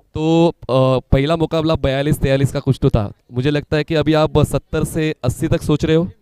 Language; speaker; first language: Hindi; non-native, local second language; Marathi